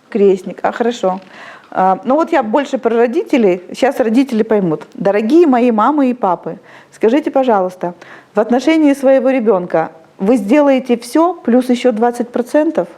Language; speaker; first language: Russian; native; Russian